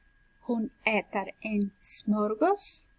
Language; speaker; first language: Swedish; non-native, fluent; Persian